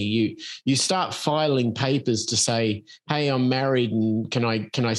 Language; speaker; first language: English; native; English